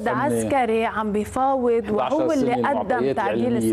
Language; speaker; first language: Arabic; native; Arabic